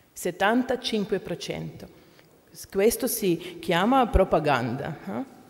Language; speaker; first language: Italian; non-native, learner; Croatian